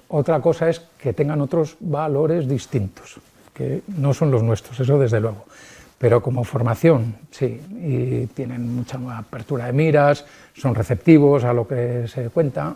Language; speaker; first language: Spanish; native; Spanish